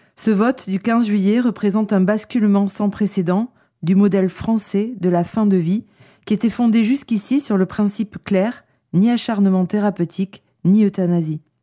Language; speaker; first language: French; native; French